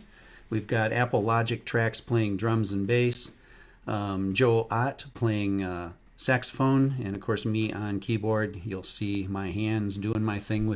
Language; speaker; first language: English; native; English